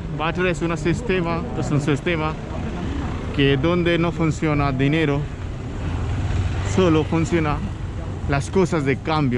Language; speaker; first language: Spanish; non-native, fluent; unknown